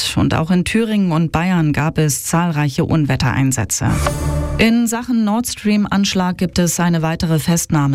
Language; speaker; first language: German; native; German